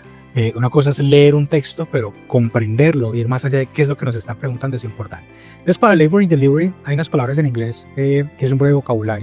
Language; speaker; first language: Spanish; native; Spanish